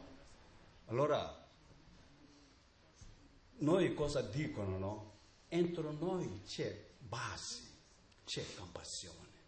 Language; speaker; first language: Italian; non-native, learner; Tibetan